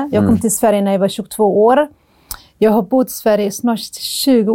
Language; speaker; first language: Swedish; non-native, fluent; Somali